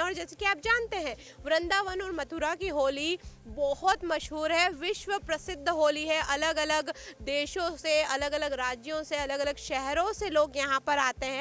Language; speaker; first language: Hindi; native; Hindi